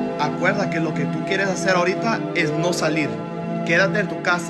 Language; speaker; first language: Spanish; early bilingual, heritage; Spanish